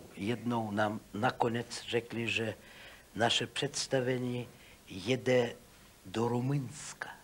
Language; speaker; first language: Czech; non-native, fluent; Russian